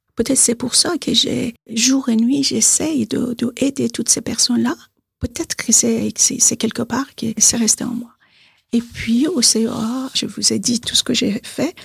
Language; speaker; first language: French; non-native, fluent; Persian